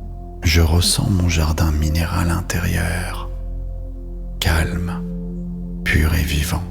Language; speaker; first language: French; native; French